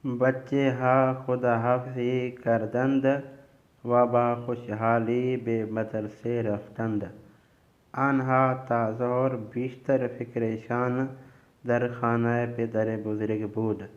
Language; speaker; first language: Persian; non-native, fluent; Urdu